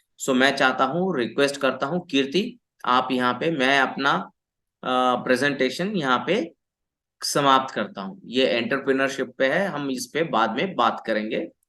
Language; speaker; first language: Hindi; non-native, local second language; Marathi